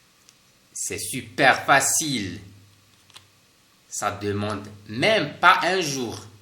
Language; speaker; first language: French; non-native, fluent; Spanish